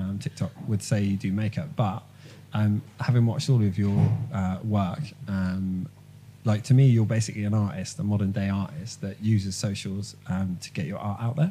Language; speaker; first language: English; native; English